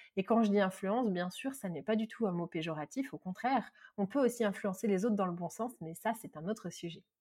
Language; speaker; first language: French; native; French